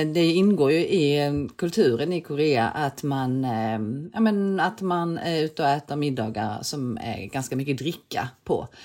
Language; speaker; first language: Swedish; early bilingual, other home language; Korean